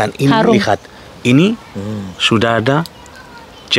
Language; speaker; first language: Indonesian; non-native, learner; Spanish